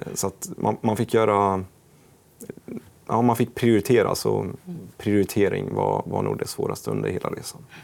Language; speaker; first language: Swedish; non-native, fluent; Arabic